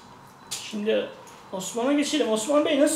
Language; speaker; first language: Turkish; native; Turkish